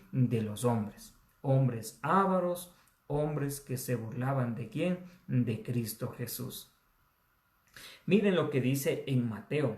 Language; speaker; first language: Spanish; native; Spanish